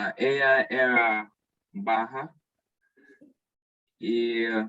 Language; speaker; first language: Spanish; non-native, learner; English